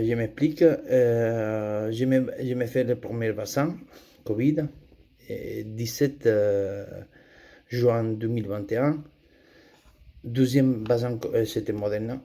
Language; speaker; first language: French; non-native, fluent; Spanish